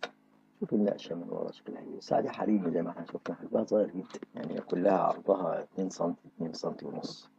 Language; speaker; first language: Arabic; native; Arabic